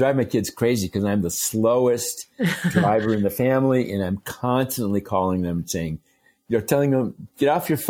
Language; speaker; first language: English; native; English